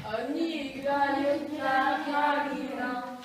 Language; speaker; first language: Russian; non-native, learner; Mongolian